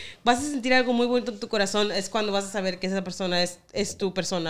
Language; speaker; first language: Spanish; early bilingual, heritage; Spanish